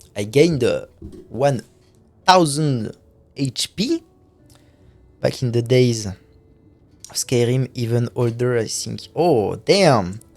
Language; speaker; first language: English; non-native, fluent; French